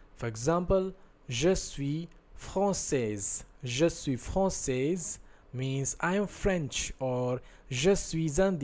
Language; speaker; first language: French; non-native, fluent; Hindi